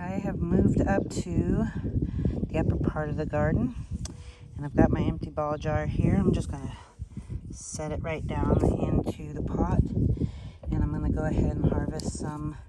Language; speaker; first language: English; native; English